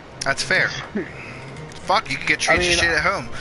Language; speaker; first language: English; native; English